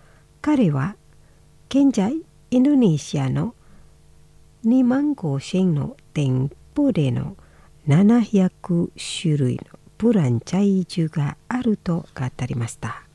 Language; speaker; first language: Japanese; non-native, fluent; Indonesian